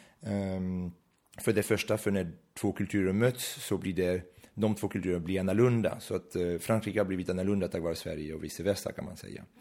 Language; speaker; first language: Swedish; non-native, fluent; French